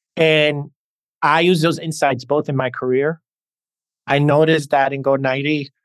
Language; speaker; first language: English; early bilingual, other home language; Spanish